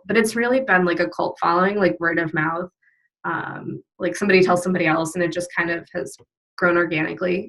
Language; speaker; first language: English; native; English